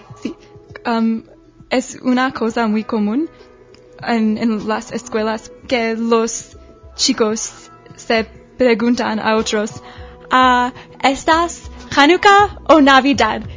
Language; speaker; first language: Spanish; non-native, learner; English